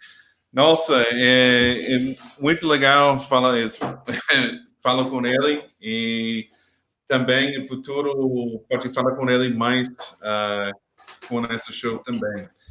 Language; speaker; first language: Portuguese; non-native, learner; English